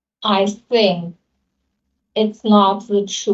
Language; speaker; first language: English; non-native, learner; Chinese